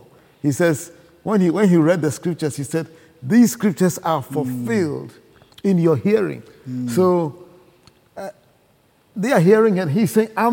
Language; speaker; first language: English; non-native, local second language; Akan